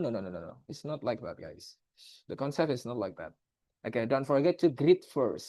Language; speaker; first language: English; non-native, fluent; Indonesian